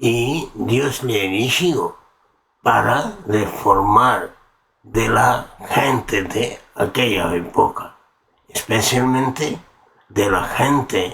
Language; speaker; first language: Spanish; non-native, learner; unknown